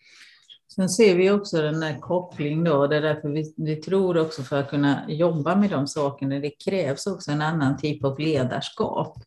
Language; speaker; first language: Swedish; non-native, fluent; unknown